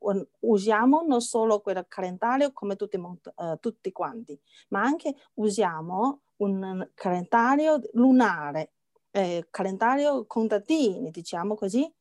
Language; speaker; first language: Italian; non-native, learner; Chinese